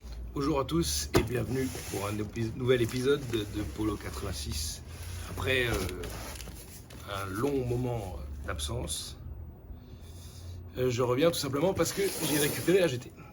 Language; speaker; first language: French; native; French